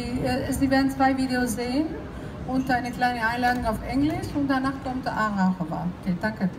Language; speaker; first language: German; non-native, fluent; Greek